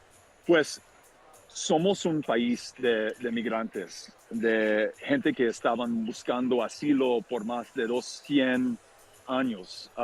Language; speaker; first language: Spanish; non-native, fluent; English